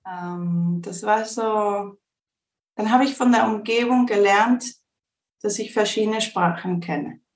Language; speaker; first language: German; early bilingual, heritage; Spanish